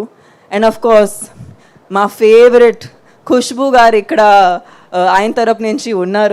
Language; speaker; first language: Telugu; non-native, fluent; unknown